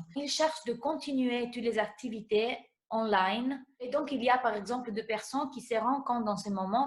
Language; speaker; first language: French; non-native, fluent; Italian